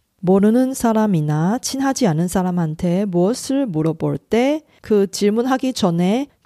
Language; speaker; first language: Korean; non-native, fluent; Chinese